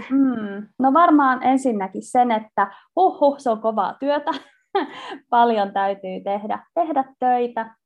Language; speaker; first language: Finnish; native; Finnish